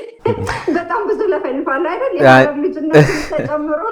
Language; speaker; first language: Amharic; native; Amharic